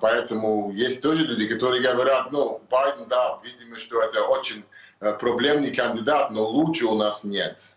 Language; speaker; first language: Russian; non-native, fluent; English